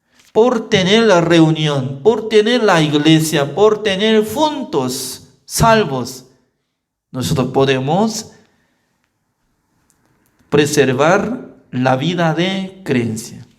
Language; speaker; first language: Spanish; non-native, learner; Korean